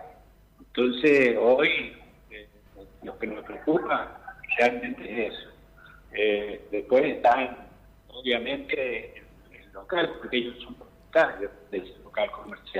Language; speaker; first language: Spanish; native; Spanish